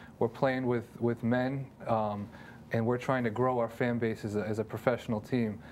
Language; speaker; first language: English; native; English